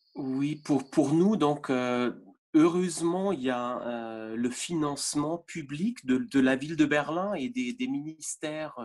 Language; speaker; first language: French; non-native, fluent; German